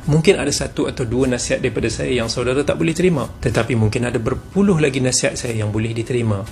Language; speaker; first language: Malay; native; Malay